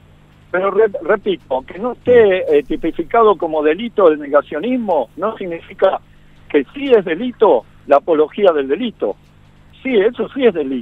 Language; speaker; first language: Spanish; native; Spanish